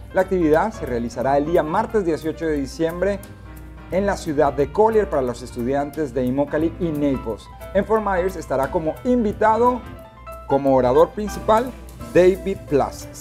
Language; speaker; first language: Spanish; native; Spanish